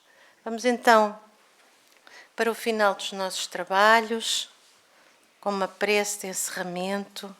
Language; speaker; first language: Portuguese; native; Portuguese